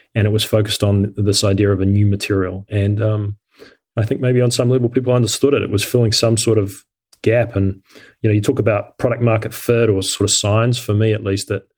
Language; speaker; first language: English; native; English